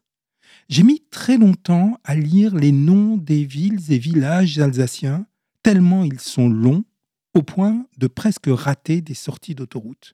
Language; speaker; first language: French; native; French